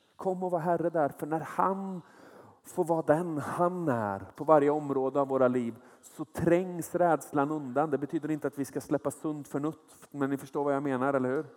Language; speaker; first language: Swedish; native; Swedish